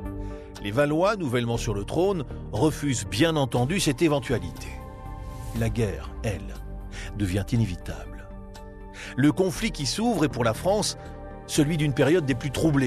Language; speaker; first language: French; native; French